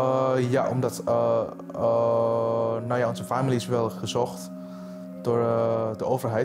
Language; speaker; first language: Dutch; non-native, fluent; Indonesian